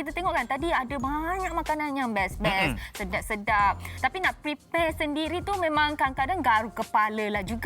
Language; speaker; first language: Malay; non-native, local second language; Chinese